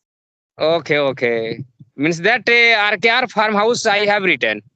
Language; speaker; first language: English; non-native, learner; Hindi